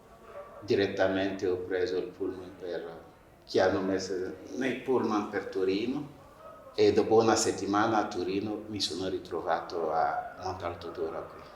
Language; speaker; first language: Italian; non-native, fluent; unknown